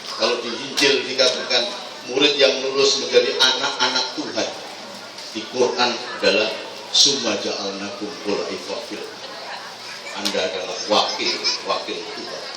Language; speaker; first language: Indonesian; non-native, local second language; Javanese